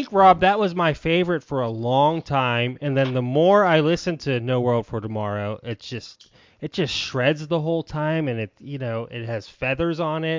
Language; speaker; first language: English; native; English